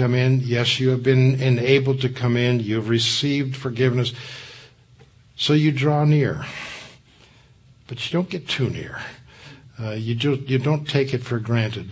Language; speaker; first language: English; native; English